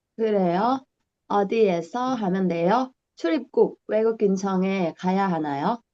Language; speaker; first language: Korean; non-native, learner; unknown